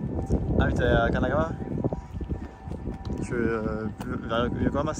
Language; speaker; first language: French; native; French